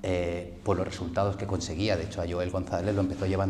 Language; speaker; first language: Spanish; early bilingual, other home language; Korean